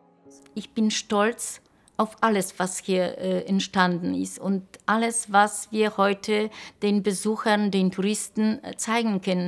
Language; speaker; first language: German; non-native, local second language; Polish